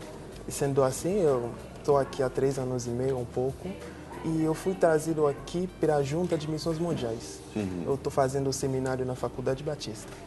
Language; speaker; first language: Portuguese; non-native, fluent; Haitian Creole